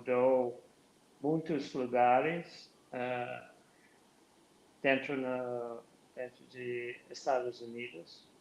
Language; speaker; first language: Portuguese; non-native, learner; English